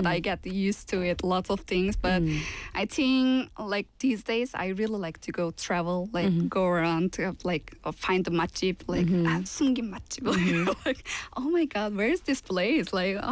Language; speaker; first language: English; non-native, fluent; Turkish